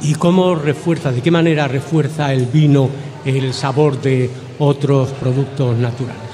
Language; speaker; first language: Spanish; native; Spanish